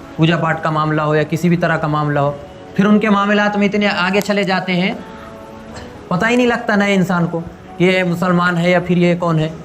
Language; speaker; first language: Urdu; native; Urdu